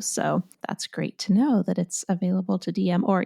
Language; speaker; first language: English; native; English